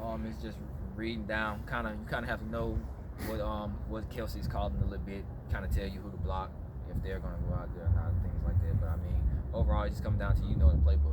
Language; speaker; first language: English; native; English